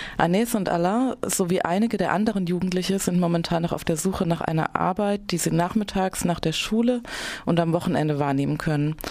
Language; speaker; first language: German; native; German